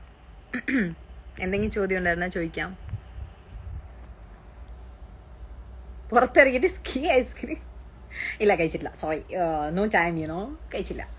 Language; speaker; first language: Malayalam; early bilingual, heritage; Malayalam